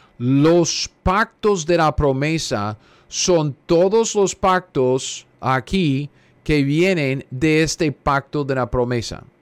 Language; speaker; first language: Spanish; non-native, fluent; English